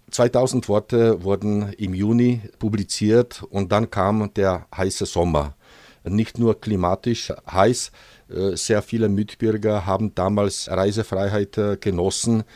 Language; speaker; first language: German; non-native, fluent; Czech